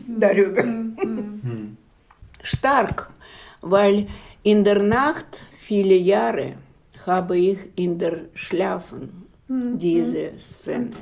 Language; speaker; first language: German; non-native, learner; Russian